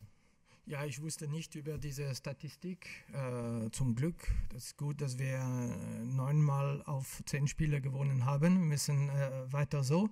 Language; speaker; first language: German; non-native, local second language; French